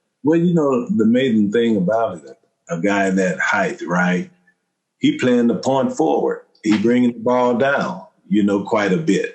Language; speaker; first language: English; native; English